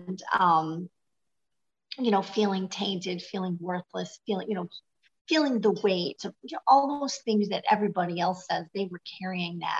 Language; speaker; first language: English; native; English